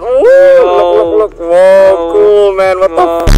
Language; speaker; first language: English; non-native, local second language; Filipino